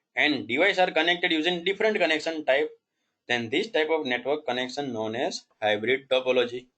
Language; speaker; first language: English; non-native, local second language; Gujarati